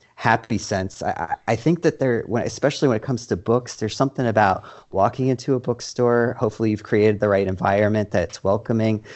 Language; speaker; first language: English; native; English